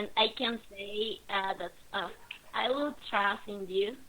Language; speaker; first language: English; non-native, learner; Spanish